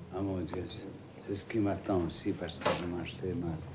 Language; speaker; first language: French; non-native, fluent; Russian